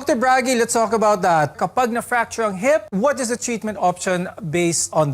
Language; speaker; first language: English; non-native, local second language; Filipino